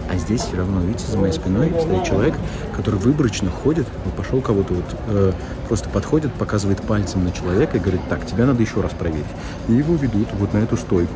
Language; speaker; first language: Russian; native; Russian